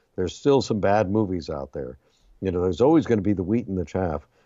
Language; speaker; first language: English; native; English